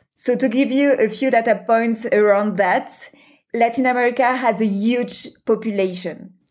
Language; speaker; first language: English; non-native, fluent; French